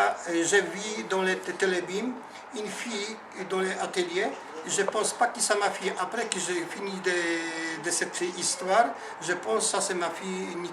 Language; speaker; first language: French; non-native, learner; Polish